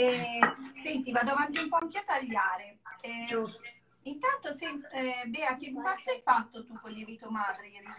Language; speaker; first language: Italian; native; Italian